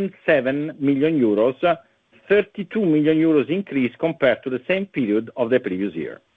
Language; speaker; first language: English; non-native, fluent; Italian